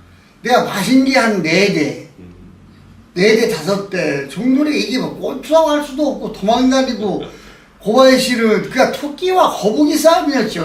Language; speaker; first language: Korean; native; Korean